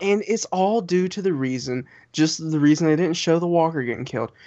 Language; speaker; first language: English; native; English